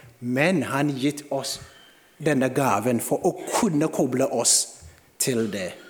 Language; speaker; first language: Norwegian; non-native, fluent; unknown